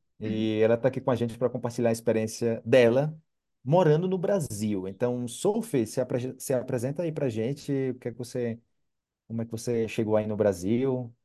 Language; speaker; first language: Portuguese; native; Portuguese